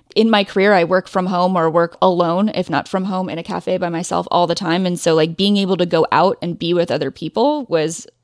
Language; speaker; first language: English; native; English